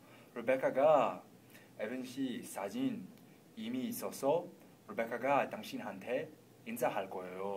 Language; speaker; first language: Korean; non-native, learner; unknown